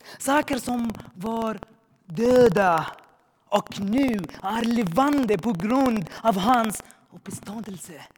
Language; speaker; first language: Swedish; non-native, learner; Arabic